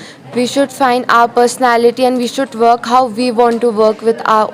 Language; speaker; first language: English; non-native, local second language; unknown